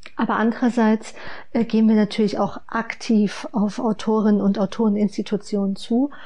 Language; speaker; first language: German; native; German